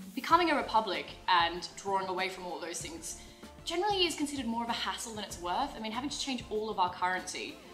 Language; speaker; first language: English; native; English